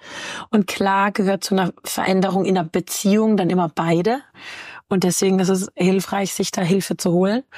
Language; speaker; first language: German; native; German